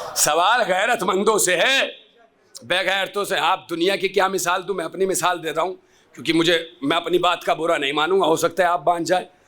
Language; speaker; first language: Urdu; native; Urdu